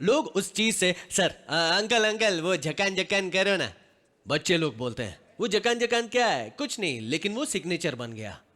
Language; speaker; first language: Hindi; non-native, local second language; Gujarati